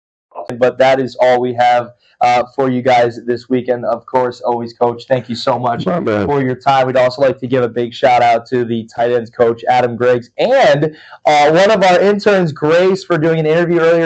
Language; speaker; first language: English; native; English